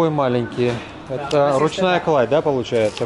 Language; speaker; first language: Russian; native; Russian